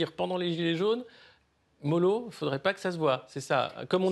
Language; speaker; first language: French; native; French